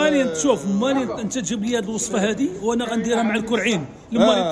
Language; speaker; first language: Arabic; native; Arabic